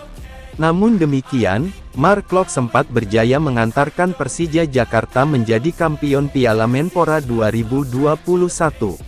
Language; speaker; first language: Indonesian; native; Indonesian